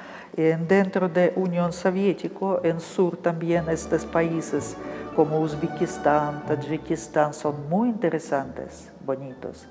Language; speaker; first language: Spanish; non-native, fluent; Russian